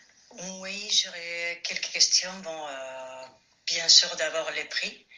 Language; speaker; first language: French; non-native, fluent; Spanish